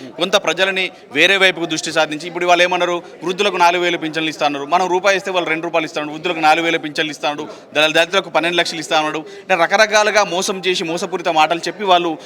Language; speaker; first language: Telugu; native; Telugu